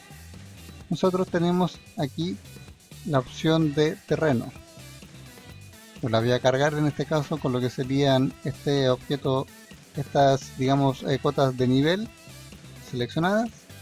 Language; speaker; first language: Spanish; native; Spanish